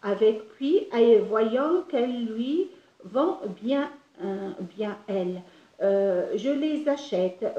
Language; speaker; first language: French; non-native, local second language; Arabic